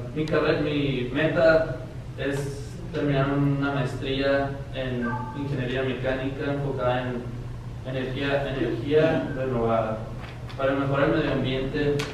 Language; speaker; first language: Spanish; native; Spanish